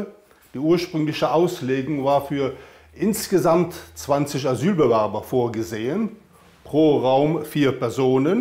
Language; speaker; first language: German; native; German